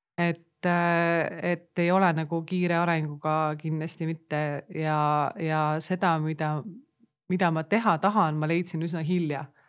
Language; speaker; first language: Estonian; native; Estonian